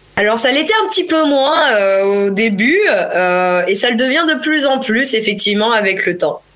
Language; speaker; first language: French; native; French